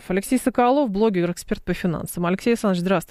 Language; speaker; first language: Russian; native; Russian